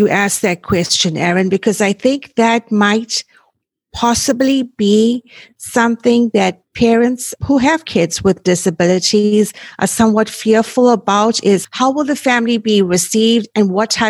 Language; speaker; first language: English; native; English